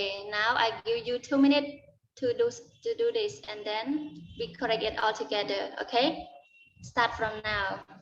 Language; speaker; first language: English; non-native, learner; Khmer